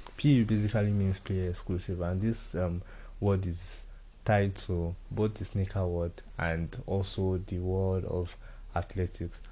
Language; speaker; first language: English; non-native, local second language; Yoruba